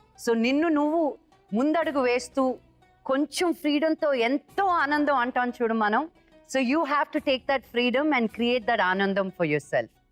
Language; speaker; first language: Telugu; native; Telugu